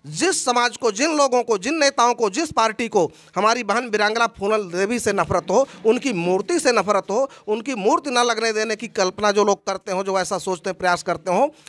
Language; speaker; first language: Hindi; native; Hindi